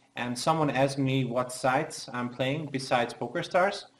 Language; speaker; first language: English; non-native, fluent; Hungarian